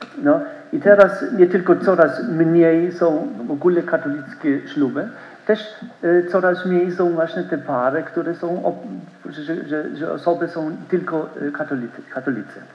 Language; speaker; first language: Polish; non-native, learner; German